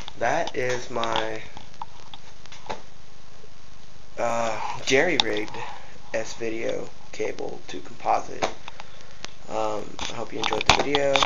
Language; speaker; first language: English; native; English